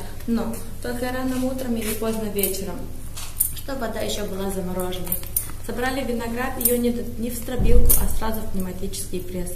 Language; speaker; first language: Russian; non-native, local second language; Romanian